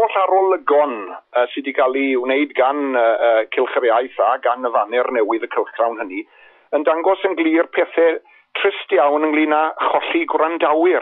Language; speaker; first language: Welsh; native; Welsh